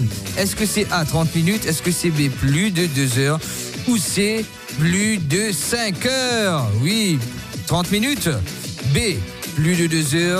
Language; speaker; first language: French; non-native, local second language; Morisyen